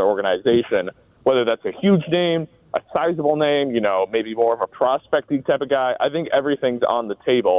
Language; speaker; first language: English; native; English